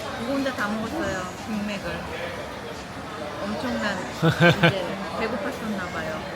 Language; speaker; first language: Korean; native; Korean